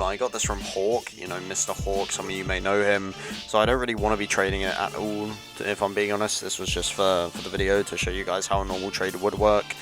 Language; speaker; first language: English; native; English